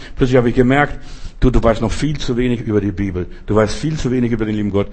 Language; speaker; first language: German; non-native, fluent; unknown